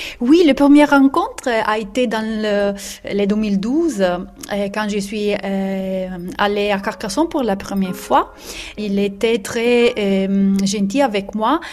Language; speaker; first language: French; non-native, learner; Italian